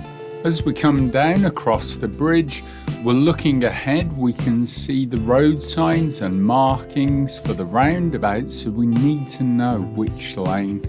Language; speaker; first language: English; native; English